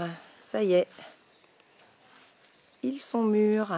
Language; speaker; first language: French; native; French